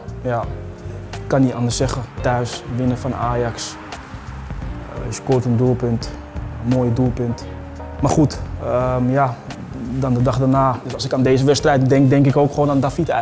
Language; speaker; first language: Dutch; native; Dutch